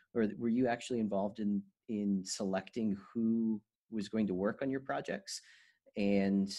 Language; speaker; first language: English; non-native, fluent; French